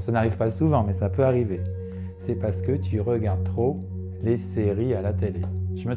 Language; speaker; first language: French; native; French